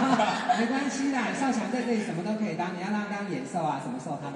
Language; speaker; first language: Chinese; native; Chinese